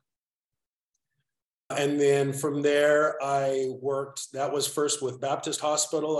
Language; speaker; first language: English; native; English